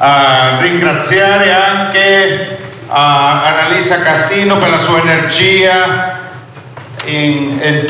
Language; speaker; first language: Italian; non-native, learner; Spanish